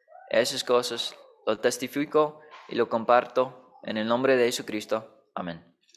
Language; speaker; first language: Spanish; non-native, fluent; English